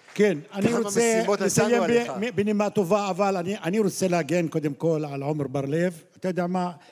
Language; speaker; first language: Hebrew; non-native, local second language; Arabic